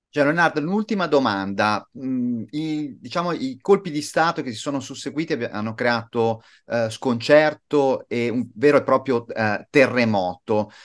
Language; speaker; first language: Italian; native; Italian